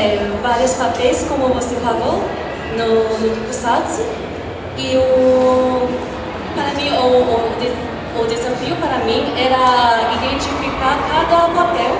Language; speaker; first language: Portuguese; non-native, fluent; Japanese